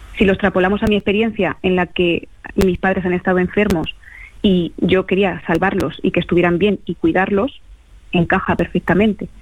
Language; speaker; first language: Spanish; early bilingual, other home language; Portuguese